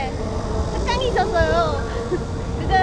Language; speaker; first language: Korean; non-native, fluent; Armenian